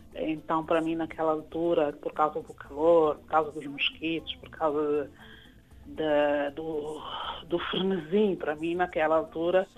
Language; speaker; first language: Portuguese; non-native, local second language; Kabuverdianu